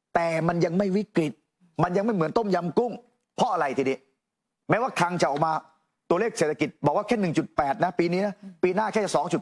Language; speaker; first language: Thai; native; Thai